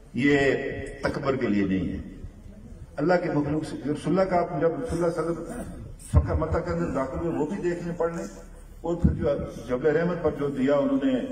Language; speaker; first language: Urdu; non-native, local second language; Pahari-Potwari